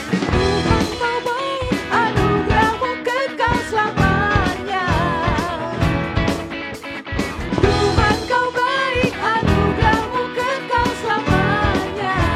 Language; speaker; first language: Indonesian; native; Indonesian